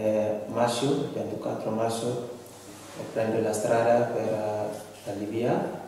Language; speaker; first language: Italian; non-native, learner; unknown